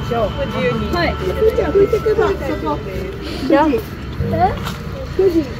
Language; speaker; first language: Japanese; non-native, learner; Filipino